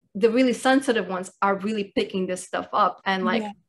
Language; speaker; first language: English; early bilingual, other home language; Russian